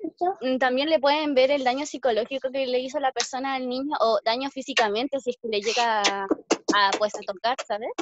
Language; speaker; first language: Spanish; native; Spanish